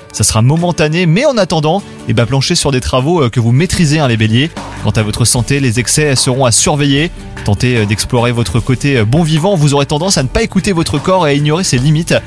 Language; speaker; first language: French; native; French